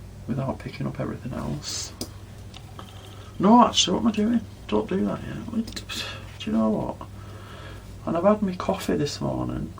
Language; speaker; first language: English; native; English